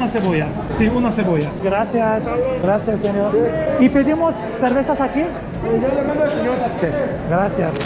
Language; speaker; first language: Spanish; non-native, learner; Turkish